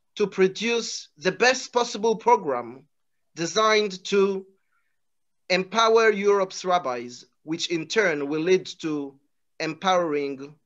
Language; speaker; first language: English; non-native, fluent; Hebrew